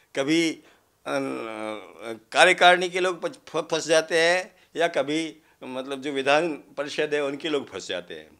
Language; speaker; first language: Hindi; native; Hindi